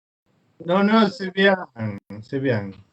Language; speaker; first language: French; non-native, learner; Spanish